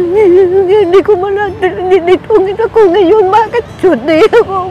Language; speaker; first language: Filipino; non-native, learner; Vietnamese